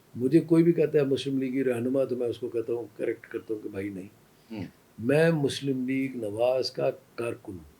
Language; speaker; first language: Urdu; non-native, local second language; Sindhi